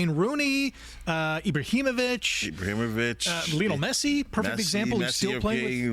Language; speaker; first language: English; native; English